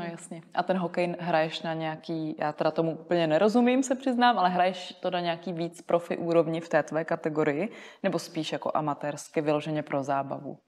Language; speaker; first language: Czech; native; Czech